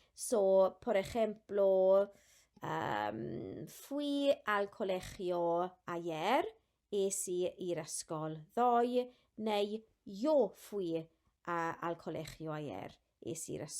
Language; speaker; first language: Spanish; non-native, fluent; Welsh